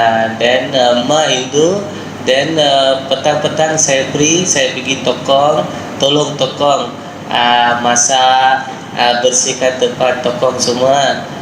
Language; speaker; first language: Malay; non-native, local second language; Tamil